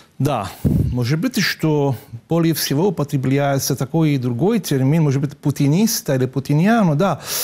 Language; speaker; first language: Russian; non-native, fluent; Italian